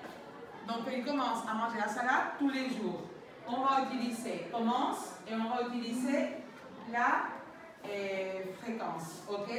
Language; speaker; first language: French; non-native, fluent; Spanish